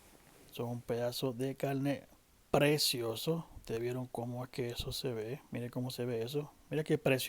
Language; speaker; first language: Spanish; native; Spanish